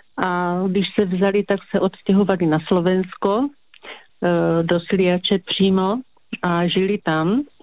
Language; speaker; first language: Czech; native; Czech